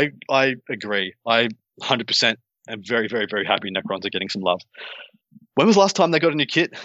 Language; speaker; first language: English; native; English